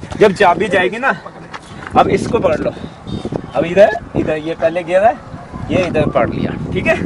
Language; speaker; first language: Hindi; non-native, local second language; Punjabi